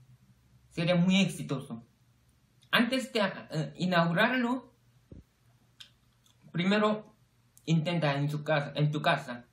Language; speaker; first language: Spanish; non-native, fluent; Korean